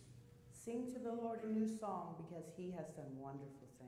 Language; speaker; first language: English; native; English